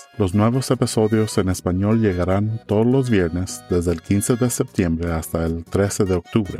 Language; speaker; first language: Spanish; early bilingual, heritage; English